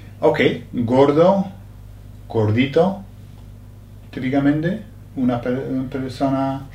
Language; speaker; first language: Spanish; non-native, learner; English